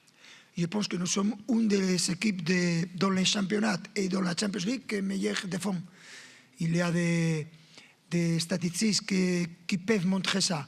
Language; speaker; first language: French; non-native, fluent; Spanish